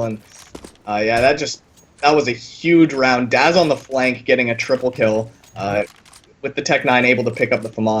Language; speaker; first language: English; native; English